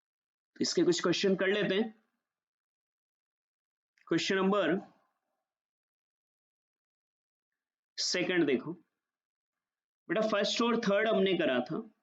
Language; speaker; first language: Hindi; native; Hindi